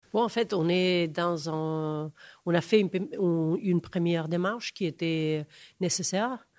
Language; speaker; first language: French; non-native, fluent; Catalan